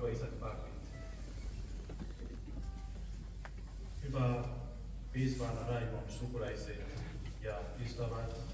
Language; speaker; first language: Finnish; non-native, fluent; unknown